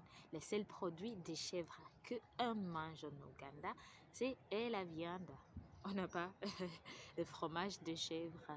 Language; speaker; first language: French; non-native, fluent; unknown